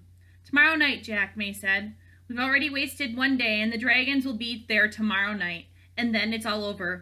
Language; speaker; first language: English; native; English